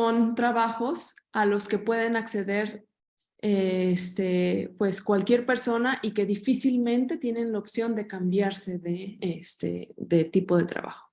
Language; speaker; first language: Spanish; native; Spanish